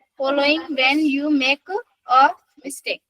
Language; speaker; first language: English; non-native, learner; Hindi